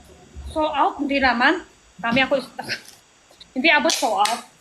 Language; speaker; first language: Filipino; non-native, learner; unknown